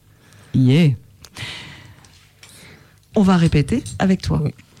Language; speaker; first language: French; native; French